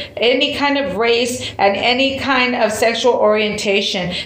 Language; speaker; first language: English; early bilingual, other home language; Spanish